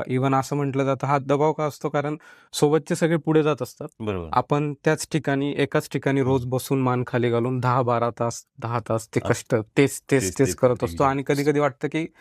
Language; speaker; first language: Marathi; native; Marathi